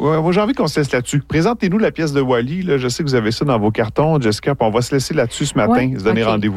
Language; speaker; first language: French; native; French